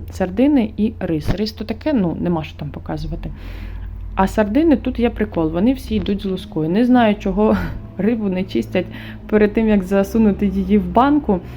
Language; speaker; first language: Ukrainian; native; Ukrainian